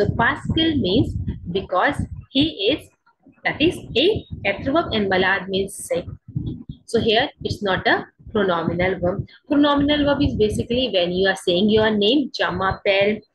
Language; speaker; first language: English; non-native, local second language; Hindi